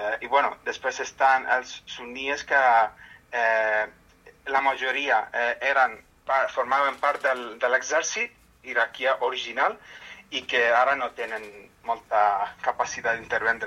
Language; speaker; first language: Catalan; non-native, fluent; Arabic